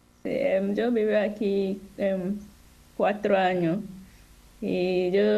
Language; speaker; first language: Spanish; non-native, learner; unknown